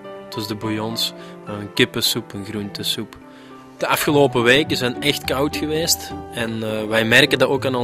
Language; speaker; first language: Dutch; native; Dutch